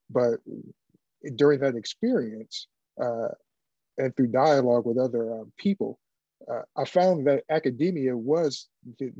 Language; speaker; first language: English; native; English